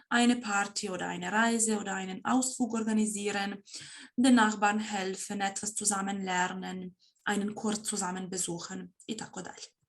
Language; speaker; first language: German; non-native, fluent; Serbian